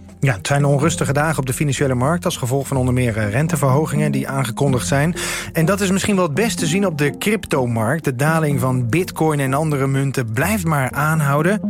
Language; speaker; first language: Dutch; native; Dutch